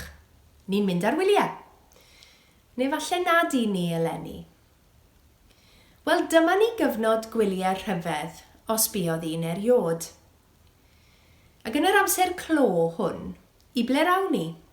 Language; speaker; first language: Welsh; native; Welsh